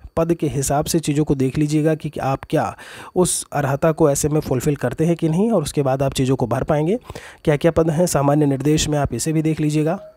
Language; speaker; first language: Hindi; native; Hindi